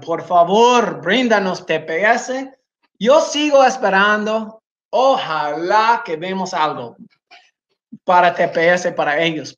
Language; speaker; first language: Spanish; non-native, fluent; English